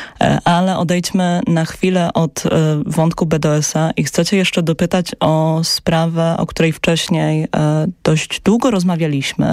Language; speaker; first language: Polish; native; Polish